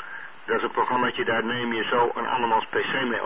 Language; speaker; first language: Dutch; native; Dutch